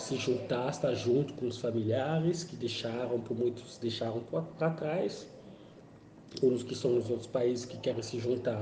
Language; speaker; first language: Portuguese; non-native, fluent; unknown